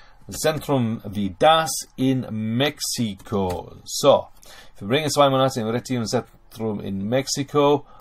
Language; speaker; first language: German; non-native, fluent; English